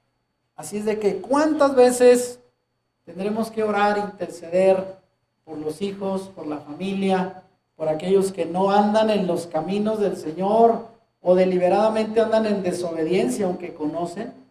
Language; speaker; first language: Spanish; native; Spanish